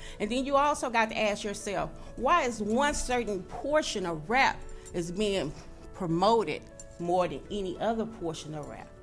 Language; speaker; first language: English; native; English